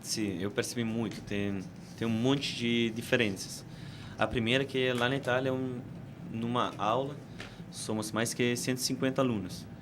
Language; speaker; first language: Portuguese; non-native, fluent; Italian